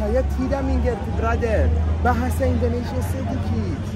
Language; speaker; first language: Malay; non-native, learner; Persian